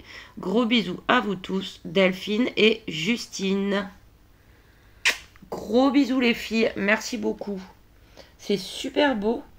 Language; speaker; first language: French; native; French